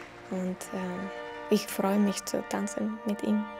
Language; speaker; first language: German; non-native, learner; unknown